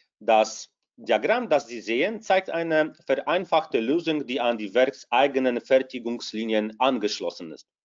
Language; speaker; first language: German; non-native, fluent; Polish